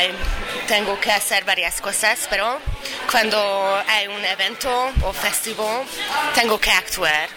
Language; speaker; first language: Spanish; non-native, learner; Hungarian